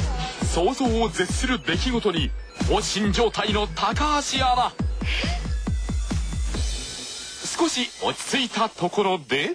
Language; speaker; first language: Japanese; native; Japanese